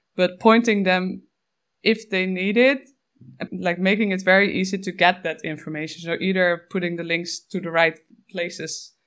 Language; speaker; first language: English; non-native, fluent; Dutch